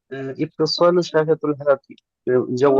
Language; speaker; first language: Arabic; non-native, learner; Bangla